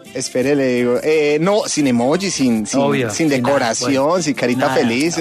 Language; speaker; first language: Spanish; native; Spanish